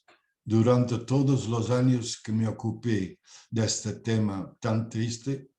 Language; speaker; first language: Spanish; non-native, fluent; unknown